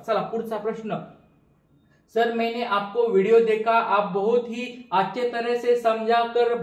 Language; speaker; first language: Hindi; non-native, local second language; Marathi